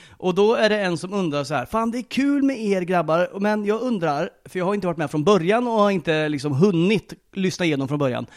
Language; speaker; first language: Swedish; native; Swedish